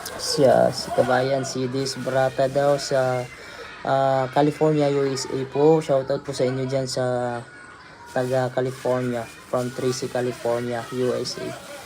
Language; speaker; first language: Filipino; non-native, local second language; Cebuano